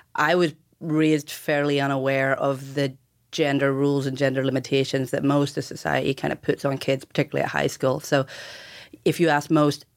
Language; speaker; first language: English; native; English